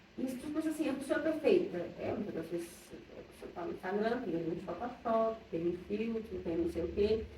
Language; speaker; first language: Portuguese; native; Portuguese